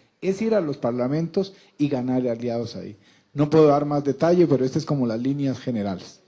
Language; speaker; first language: Spanish; native; Spanish